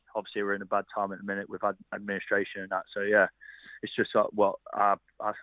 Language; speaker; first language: English; native; English